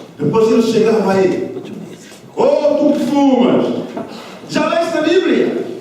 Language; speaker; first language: Portuguese; non-native, fluent; Lingala